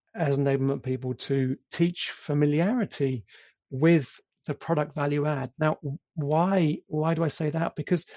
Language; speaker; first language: English; native; English